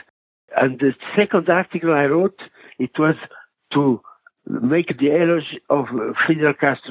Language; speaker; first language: English; non-native, fluent; Portuguese